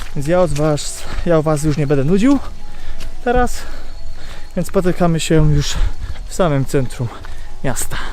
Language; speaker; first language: Polish; native; Polish